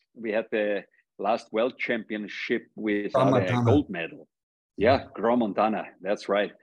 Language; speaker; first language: English; non-native, fluent; German